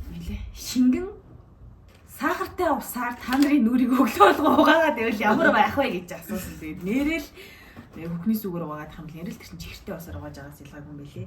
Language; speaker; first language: Mongolian; native; Mongolian